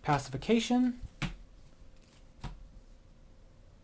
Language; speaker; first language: English; native; English